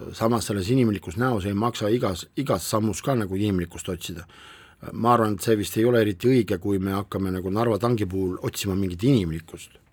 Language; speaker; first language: Estonian; non-native, local second language; Russian